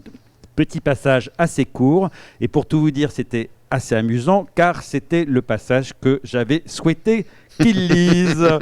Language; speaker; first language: French; native; French